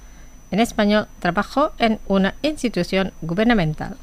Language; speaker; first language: Spanish; non-native, fluent; Indonesian